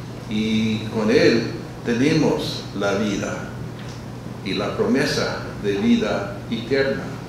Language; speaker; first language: Spanish; non-native, learner; English